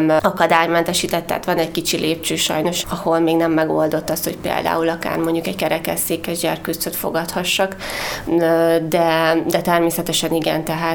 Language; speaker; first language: Hungarian; native; Hungarian